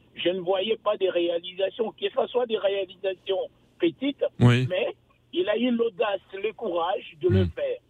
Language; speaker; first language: French; non-native, local second language; Lingala